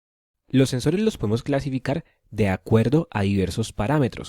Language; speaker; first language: Spanish; native; Spanish